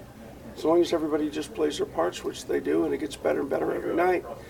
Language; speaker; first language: English; native; English